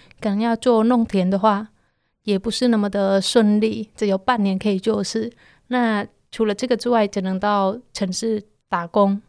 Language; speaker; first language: Chinese; non-native, fluent; Khmer